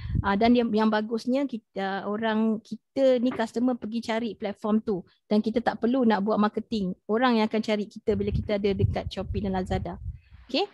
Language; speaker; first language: Malay; native; Malay